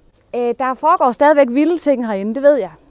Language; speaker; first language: Danish; native; Danish